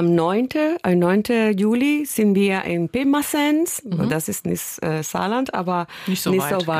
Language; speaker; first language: German; non-native, fluent; Spanish